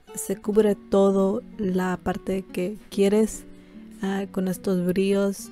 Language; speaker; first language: Spanish; early bilingual, heritage; Spanish